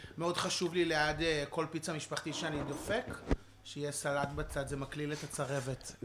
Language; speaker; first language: Hebrew; native; Hebrew